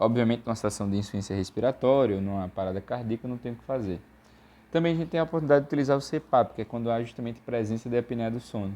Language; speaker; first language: Portuguese; native; Portuguese